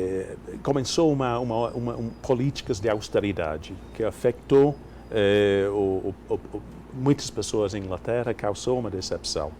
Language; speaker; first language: Portuguese; non-native, fluent; English